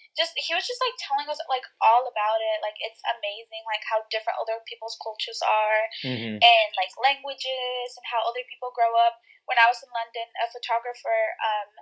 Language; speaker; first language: English; early bilingual, other home language; Spanish